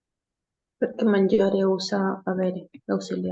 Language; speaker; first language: Italian; non-native, learner; Spanish